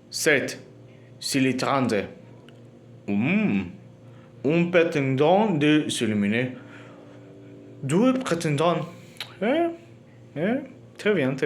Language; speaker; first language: French; non-native, learner; Spanish